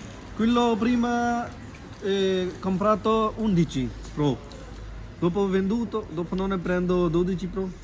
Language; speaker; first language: Italian; non-native, learner; Urdu